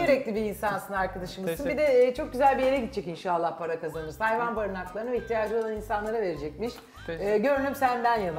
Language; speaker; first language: Turkish; native; Turkish